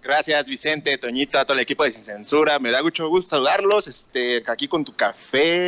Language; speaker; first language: Spanish; native; Spanish